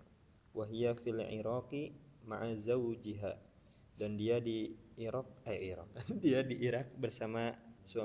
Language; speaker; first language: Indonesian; non-native, learner; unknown